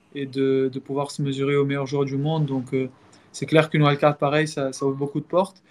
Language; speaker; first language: French; non-native, local second language; Arabic